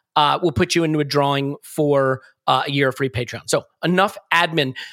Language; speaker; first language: English; native; English